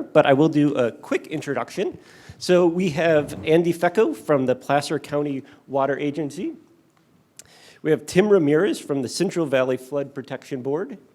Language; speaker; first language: English; native; English